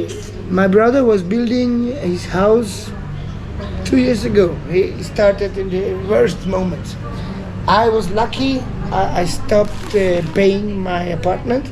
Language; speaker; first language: English; non-native, learner; Italian